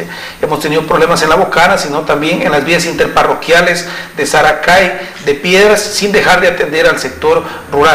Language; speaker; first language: Spanish; native; Spanish